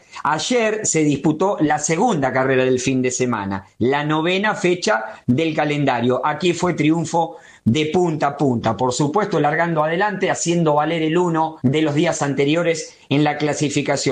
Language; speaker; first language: Spanish; native; Spanish